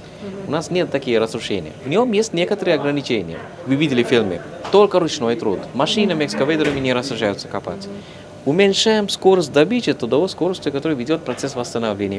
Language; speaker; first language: Russian; non-native, fluent; Sinhala